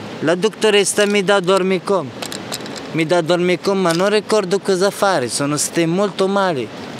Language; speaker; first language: Italian; non-native, learner; Arabic